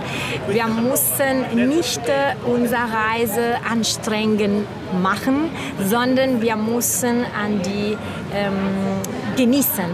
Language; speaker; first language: German; non-native, fluent; Italian